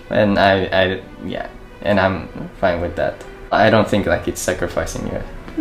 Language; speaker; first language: English; non-native, fluent; Japanese